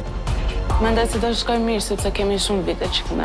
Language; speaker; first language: Albanian; early bilingual, other home language; English